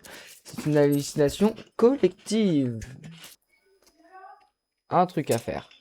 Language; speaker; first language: French; native; French